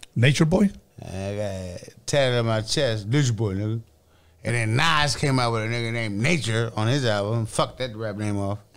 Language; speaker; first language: English; native; English